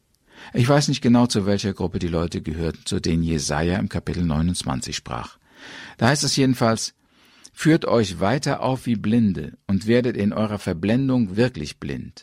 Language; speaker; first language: German; native; German